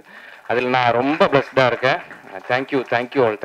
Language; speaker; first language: Tamil; non-native, learner; Malayalam